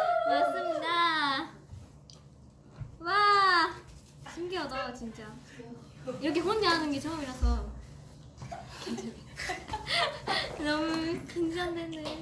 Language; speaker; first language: Korean; non-native, fluent; Japanese